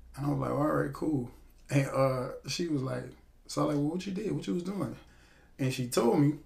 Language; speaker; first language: English; native; English